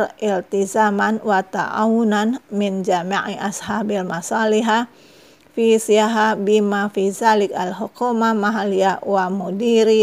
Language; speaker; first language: Arabic; non-native, learner; Indonesian